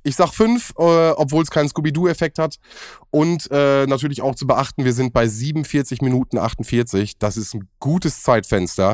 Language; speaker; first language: German; native; German